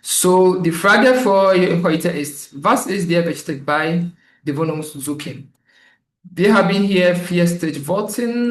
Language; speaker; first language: German; non-native, learner; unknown